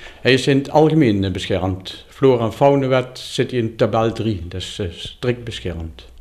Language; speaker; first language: Dutch; native; Dutch